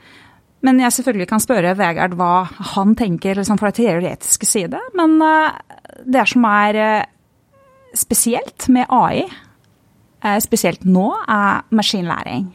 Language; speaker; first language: Norwegian; non-native, fluent; Lithuanian